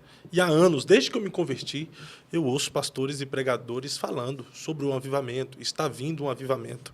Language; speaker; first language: Portuguese; native; Portuguese